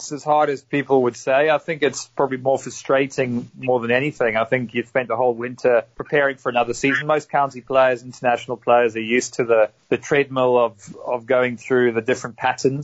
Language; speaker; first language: English; native; English